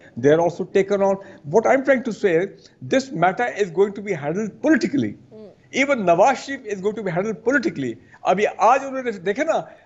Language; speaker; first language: Urdu; native; Urdu